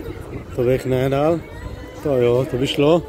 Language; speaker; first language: Czech; non-native, learner; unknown